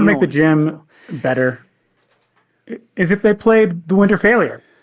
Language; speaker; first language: English; native; English